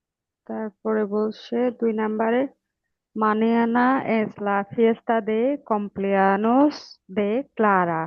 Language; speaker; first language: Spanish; non-native, learner; Bangla